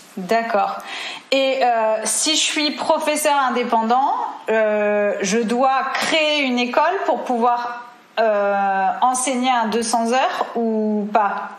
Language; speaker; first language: French; native; French